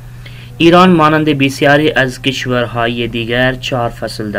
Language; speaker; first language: Persian; non-native, fluent; Urdu